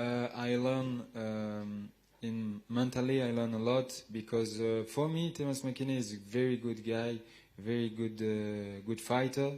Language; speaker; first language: English; non-native, learner; French